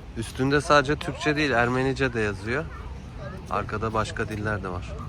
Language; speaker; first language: Turkish; native; Turkish